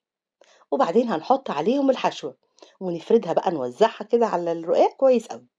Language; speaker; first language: Arabic; native; Arabic